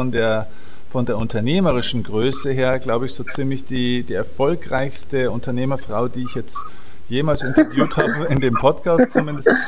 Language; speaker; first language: German; native; German